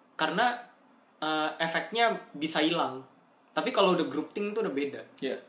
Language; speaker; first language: Indonesian; native; Indonesian